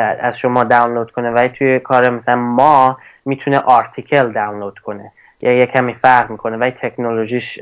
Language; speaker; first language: Persian; early bilingual, heritage; Persian